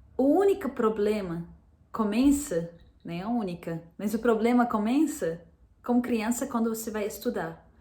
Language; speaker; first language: Portuguese; non-native, fluent; Arabic